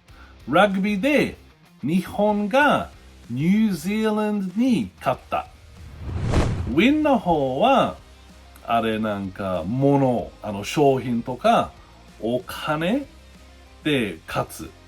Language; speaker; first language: Japanese; non-native, fluent; English